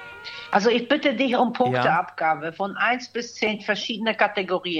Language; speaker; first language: German; native; German